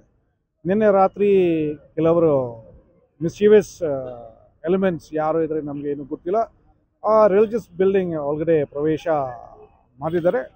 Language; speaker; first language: Kannada; non-native, fluent; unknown